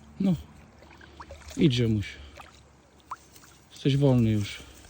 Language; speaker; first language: Polish; native; Polish